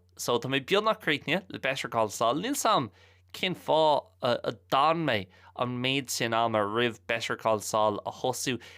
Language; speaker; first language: Irish; non-native, local second language; English